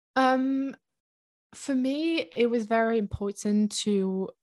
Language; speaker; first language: English; non-native, fluent; French